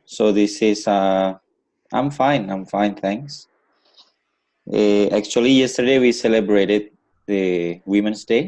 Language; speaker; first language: English; non-native, learner; Indonesian